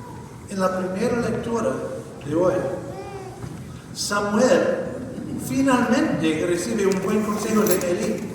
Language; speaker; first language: Spanish; non-native, fluent; English